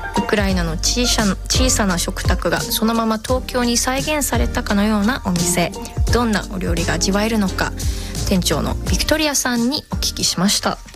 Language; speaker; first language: Japanese; native; Japanese